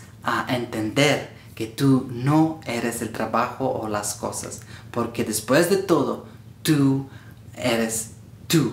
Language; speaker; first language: Spanish; non-native, learner; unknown